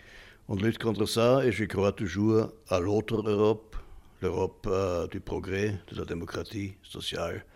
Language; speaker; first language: French; non-native, fluent; German